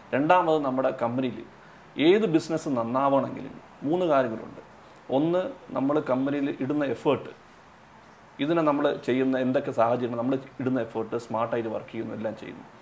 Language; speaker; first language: Malayalam; non-native, local second language; Tamil